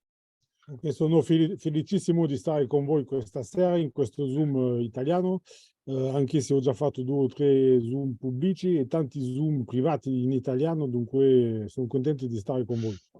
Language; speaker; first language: Italian; non-native, fluent; French